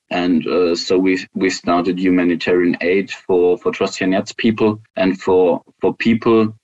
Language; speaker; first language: English; non-native, fluent; German